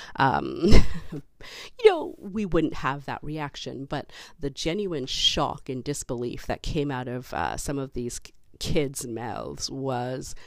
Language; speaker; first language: English; native; English